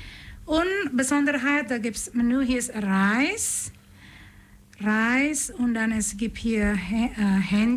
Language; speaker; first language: German; non-native, learner; Indonesian